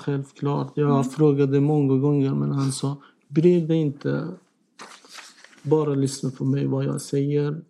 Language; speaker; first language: Swedish; non-native, learner; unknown